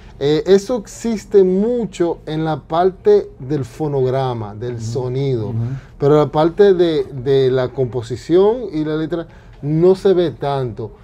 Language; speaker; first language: Spanish; non-native, fluent; English